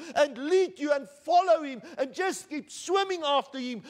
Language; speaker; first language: English; non-native, local second language; Afrikaans